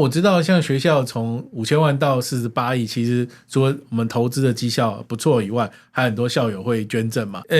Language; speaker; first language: Chinese; native; Chinese